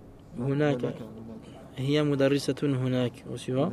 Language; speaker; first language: Arabic; non-native, fluent; French